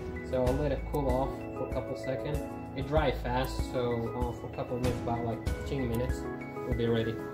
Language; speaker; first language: English; non-native, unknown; Arabic